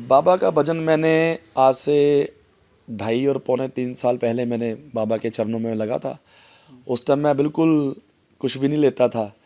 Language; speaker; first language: Hindi; non-native, local second language; Punjabi